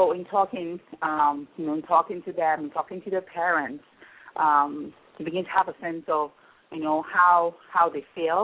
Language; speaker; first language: English; non-native, local second language; Yoruba